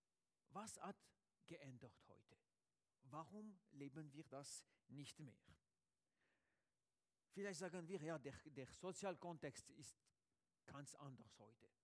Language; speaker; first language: German; non-native, learner; French